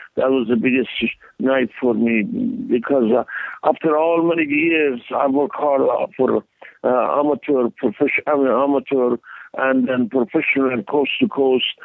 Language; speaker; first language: English; non-native, learner; Persian